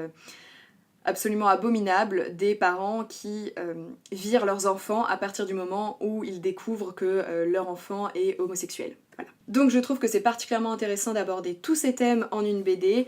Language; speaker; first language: French; native; French